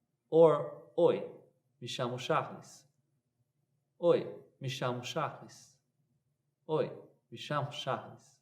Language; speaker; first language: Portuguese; non-native, fluent; English